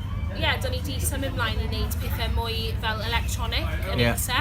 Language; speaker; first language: Welsh; non-native, local second language; English